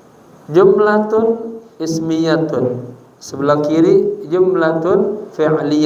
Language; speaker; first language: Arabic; non-native, fluent; Indonesian